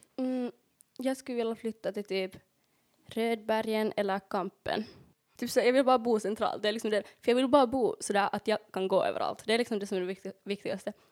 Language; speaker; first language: Swedish; native; Swedish